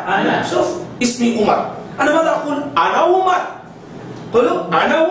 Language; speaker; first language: Arabic; non-native, fluent; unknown